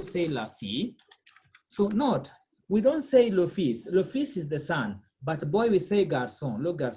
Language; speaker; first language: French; non-native, fluent; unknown